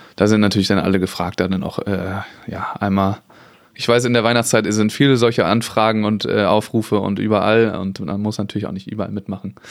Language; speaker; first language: German; native; German